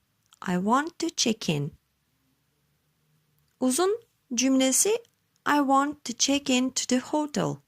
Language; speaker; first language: English; non-native, learner; Turkish